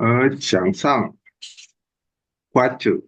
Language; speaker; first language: Chinese; non-native, learner; Indonesian